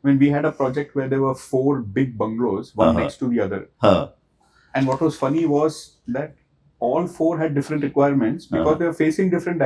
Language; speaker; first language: English; non-native, local second language; Hindi